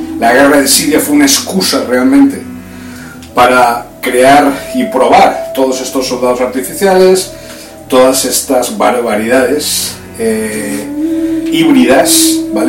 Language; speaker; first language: Spanish; native; Spanish